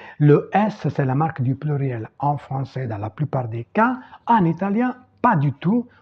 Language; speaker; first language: French; non-native, fluent; Italian